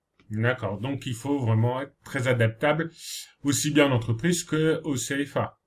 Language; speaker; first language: French; native; French